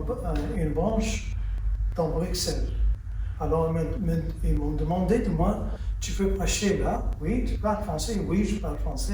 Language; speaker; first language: French; early bilingual, heritage; French